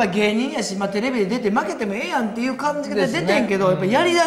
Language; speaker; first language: Japanese; native; Japanese